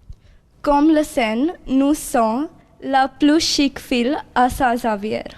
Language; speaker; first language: French; non-native, learner; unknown